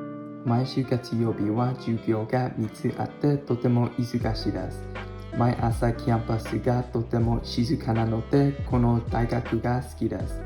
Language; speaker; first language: Japanese; non-native, learner; English